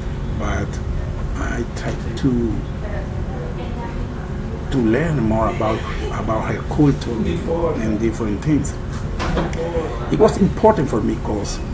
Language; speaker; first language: English; non-native, learner; Spanish